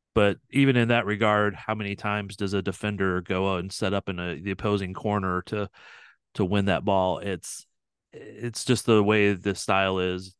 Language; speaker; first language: English; native; English